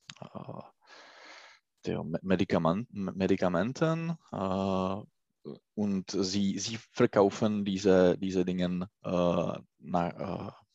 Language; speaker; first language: German; non-native, learner; Czech